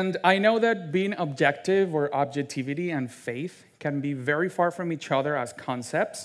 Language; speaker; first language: English; non-native, fluent; Spanish